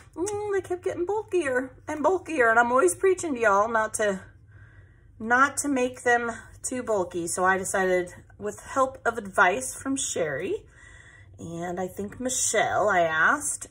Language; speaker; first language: English; native; English